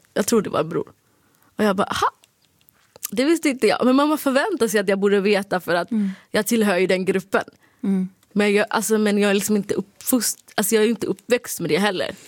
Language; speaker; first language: Swedish; early bilingual, other home language; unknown